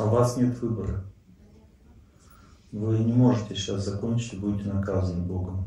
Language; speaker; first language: Russian; native; Russian